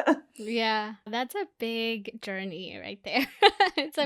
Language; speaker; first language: English; native; English